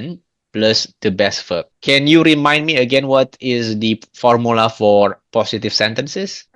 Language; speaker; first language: English; non-native, fluent; Indonesian